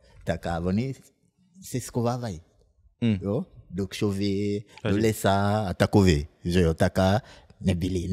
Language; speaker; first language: Czech; non-native, fluent; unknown